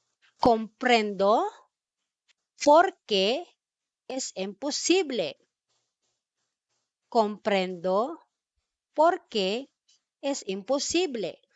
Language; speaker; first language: Spanish; non-native, fluent; Filipino